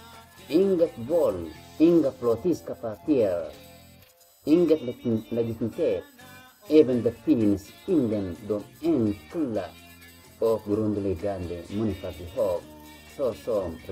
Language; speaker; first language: Swedish; non-native, learner; Tigrinya